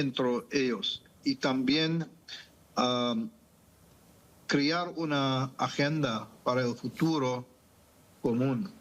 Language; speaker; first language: Spanish; non-native, fluent; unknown